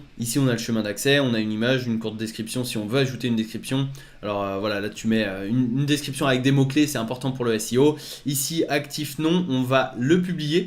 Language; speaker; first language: French; native; French